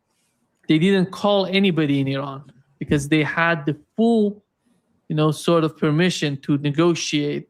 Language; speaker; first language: English; non-native, fluent; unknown